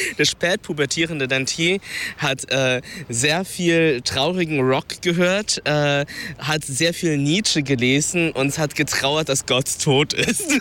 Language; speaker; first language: German; early bilingual, other home language; Vietnamese